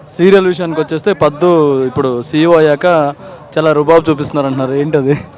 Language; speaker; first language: Telugu; native; Telugu